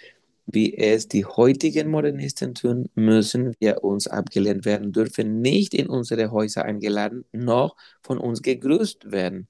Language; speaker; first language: German; non-native, fluent; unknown